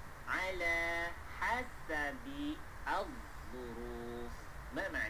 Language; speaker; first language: Malay; native; Malay